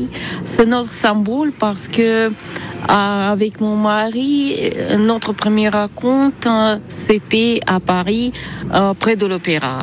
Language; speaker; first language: French; non-native, fluent; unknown